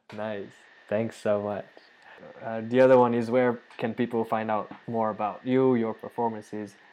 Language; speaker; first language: English; non-native, fluent; Bulgarian